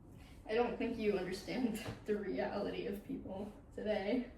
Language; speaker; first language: English; native; English